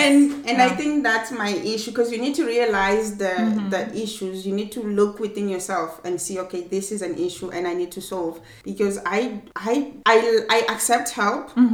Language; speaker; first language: English; non-native, local second language; Swati